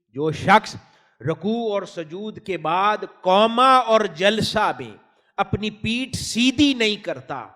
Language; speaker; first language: Urdu; native; Urdu